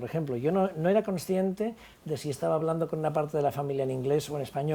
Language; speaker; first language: Spanish; native; Spanish